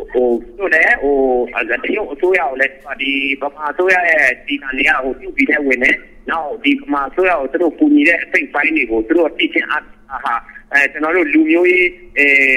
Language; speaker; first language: Burmese; non-native, local second language; Kachin